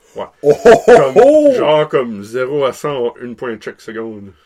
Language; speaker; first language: French; native; French